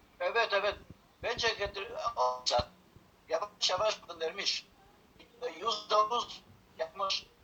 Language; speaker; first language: Turkish; non-native, learner; Albanian